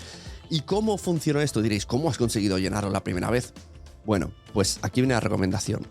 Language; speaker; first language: Spanish; native; Spanish